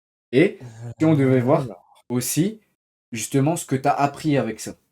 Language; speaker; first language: French; native; French